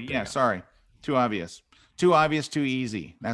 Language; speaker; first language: English; native; English